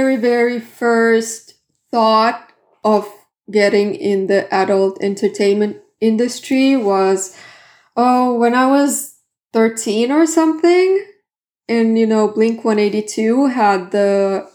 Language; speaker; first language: English; non-native, fluent; Swedish